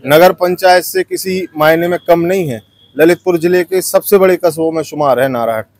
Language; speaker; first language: Hindi; native; Hindi